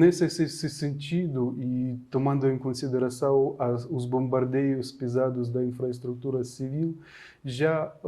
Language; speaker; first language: Portuguese; non-native, fluent; Ukrainian